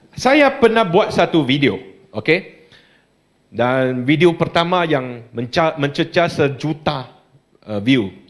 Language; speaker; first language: Malay; non-native, local second language; Chinese